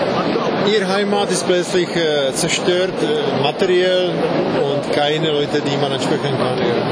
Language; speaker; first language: German; non-native, fluent; Czech